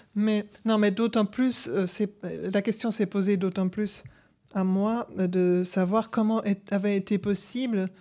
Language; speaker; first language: French; non-native, fluent; German